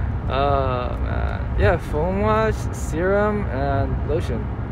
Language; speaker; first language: English; early bilingual, other home language; Korean